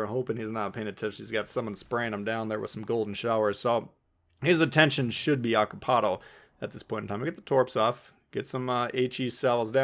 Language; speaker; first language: English; native; English